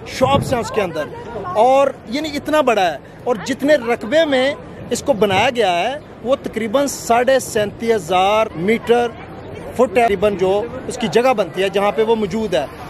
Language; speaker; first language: Urdu; non-native, local second language; Punjabi